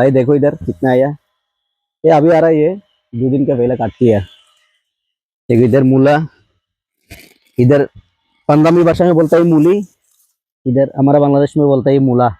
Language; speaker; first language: Hindi; non-native, learner; Bangla